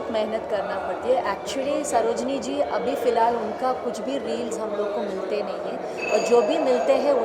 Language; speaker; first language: Hindi; non-native, local second language; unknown